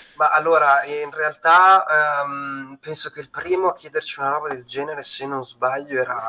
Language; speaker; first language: Italian; native; Italian